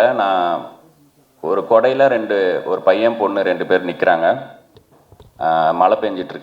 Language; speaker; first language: Tamil; native; Tamil